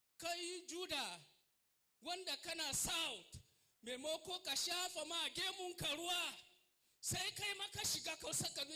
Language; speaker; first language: Hausa; non-native, local second language; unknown